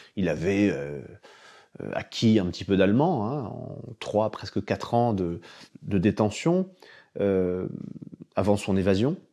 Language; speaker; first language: French; native; French